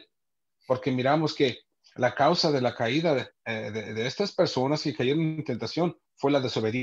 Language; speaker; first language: Spanish; native; Spanish